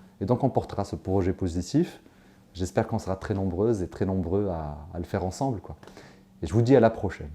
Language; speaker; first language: French; non-native, local second language; Arabic